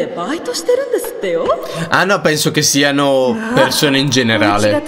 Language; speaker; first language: Italian; native; Italian